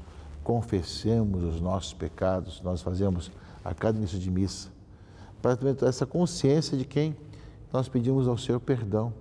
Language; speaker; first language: Portuguese; native; Portuguese